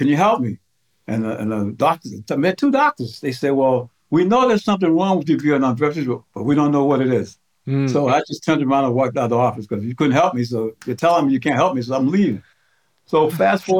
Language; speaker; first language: English; native; English